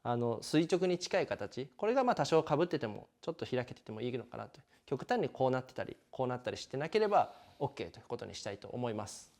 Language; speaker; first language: Japanese; native; Japanese